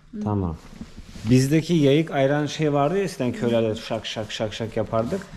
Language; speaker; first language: Turkish; native; Turkish